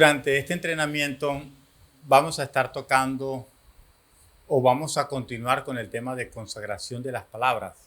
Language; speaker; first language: Spanish; native; Spanish